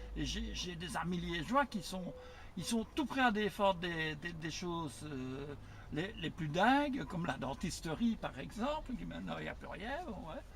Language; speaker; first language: French; native; French